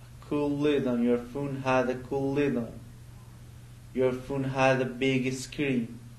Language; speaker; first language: English; non-native, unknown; Persian